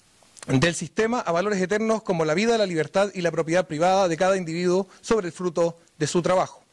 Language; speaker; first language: Spanish; native; Spanish